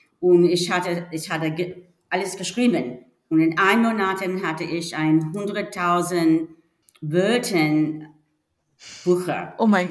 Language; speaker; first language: German; non-native, learner; English